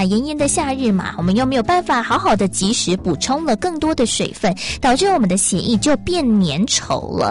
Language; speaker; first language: Chinese; native; Chinese